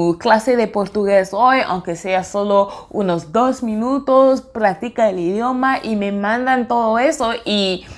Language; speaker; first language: Spanish; non-native, fluent; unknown